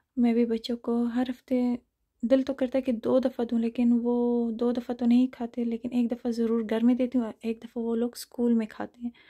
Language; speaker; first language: Urdu; non-native, fluent; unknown